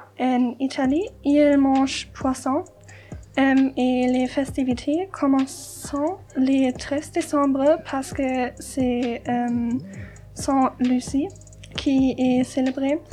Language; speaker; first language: French; non-native, learner; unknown